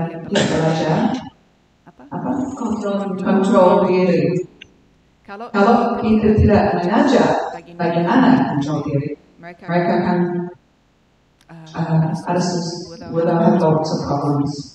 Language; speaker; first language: Indonesian; non-native, learner; English